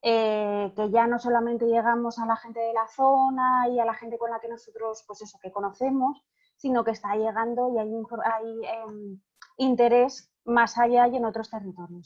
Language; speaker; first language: Spanish; native; Spanish